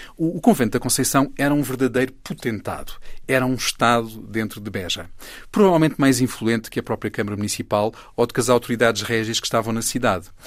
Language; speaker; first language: Portuguese; native; Portuguese